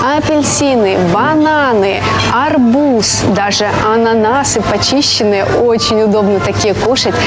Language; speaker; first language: Russian; native; Russian